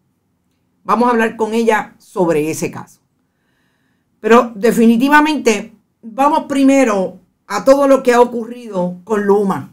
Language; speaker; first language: Spanish; native; Spanish